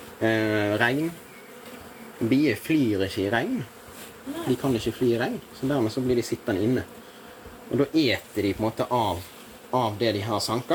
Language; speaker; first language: Norwegian; native; Norwegian